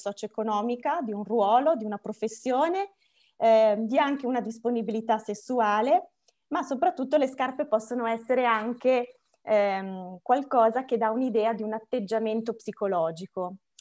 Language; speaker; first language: Italian; native; Italian